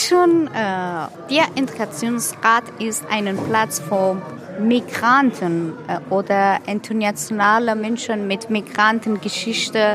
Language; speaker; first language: German; non-native, learner; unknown